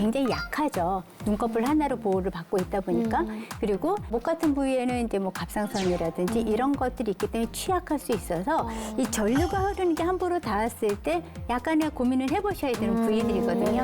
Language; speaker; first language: Korean; native; Korean